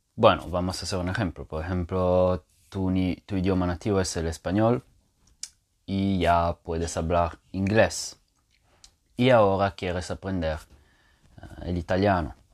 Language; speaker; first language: Spanish; non-native, fluent; Italian